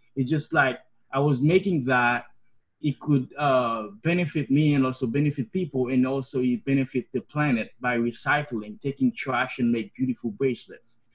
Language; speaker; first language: English; non-native, fluent; Haitian Creole